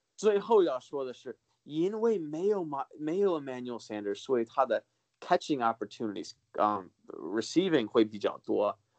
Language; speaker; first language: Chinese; early bilingual, heritage; Chinese